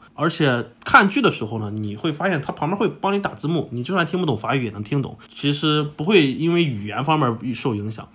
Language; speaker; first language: Chinese; non-native, fluent; English